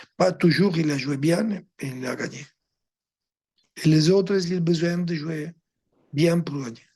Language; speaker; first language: French; non-native, fluent; Spanish